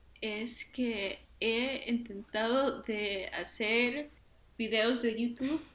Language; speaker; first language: Spanish; early bilingual, heritage; Spanish